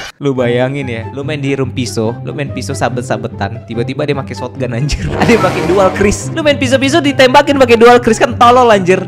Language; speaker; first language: Indonesian; native; Indonesian